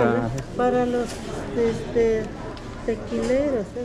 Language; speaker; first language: Spanish; native; Spanish